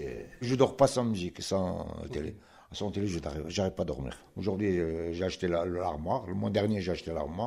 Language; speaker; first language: French; non-native, local second language; Arabic